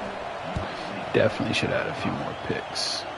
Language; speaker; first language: English; native; English